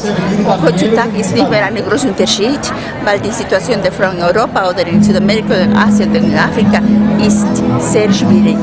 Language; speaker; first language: German; non-native, fluent; Spanish